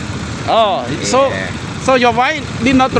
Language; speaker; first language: English; non-native, learner; Khmer